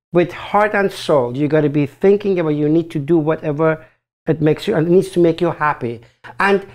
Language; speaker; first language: English; non-native, fluent; German